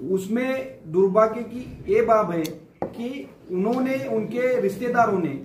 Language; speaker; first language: Hindi; non-native, local second language; Marathi